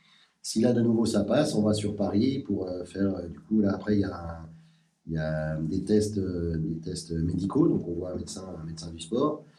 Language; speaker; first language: French; native; French